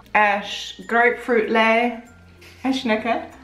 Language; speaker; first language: Hungarian; non-native, learner; English